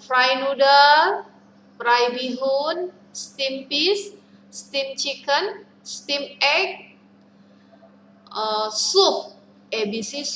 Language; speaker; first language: English; non-native, learner; Indonesian